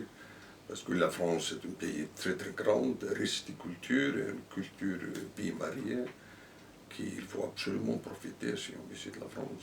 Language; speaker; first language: French; non-native, fluent; Icelandic